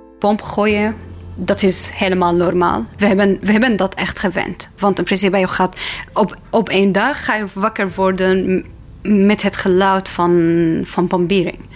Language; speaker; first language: Dutch; non-native, fluent; Arabic